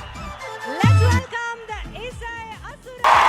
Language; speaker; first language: Tamil; native; Tamil